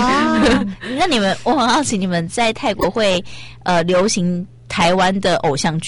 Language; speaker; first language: Chinese; native; Chinese